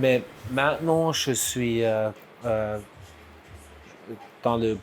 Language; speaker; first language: French; non-native, local second language; German